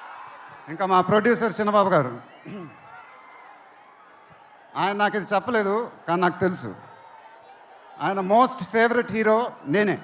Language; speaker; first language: Telugu; native; Telugu